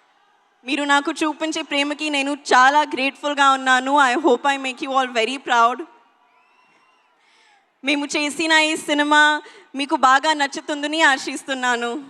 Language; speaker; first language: Telugu; non-native, local second language; Hindi